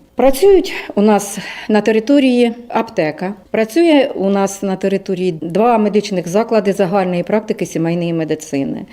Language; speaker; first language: Ukrainian; native; Ukrainian